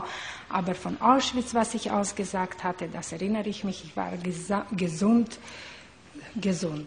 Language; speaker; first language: German; non-native, learner; Hungarian